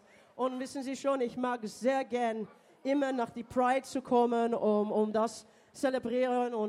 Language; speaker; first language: German; non-native, learner; English